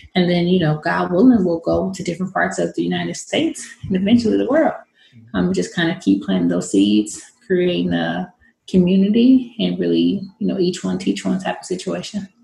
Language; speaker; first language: English; native; English